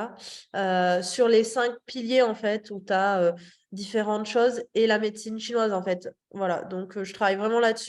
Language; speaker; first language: French; native; French